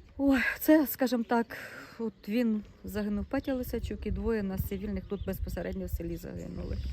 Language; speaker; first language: Ukrainian; native; Ukrainian